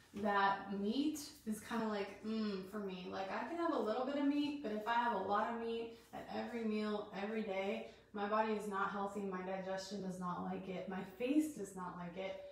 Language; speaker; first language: English; native; English